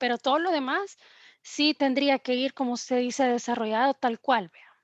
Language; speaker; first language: Spanish; native; Spanish